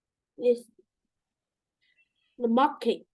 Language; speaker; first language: English; non-native, learner; Vietnamese